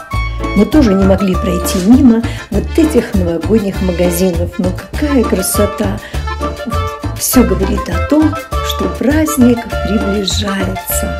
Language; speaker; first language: Russian; native; Russian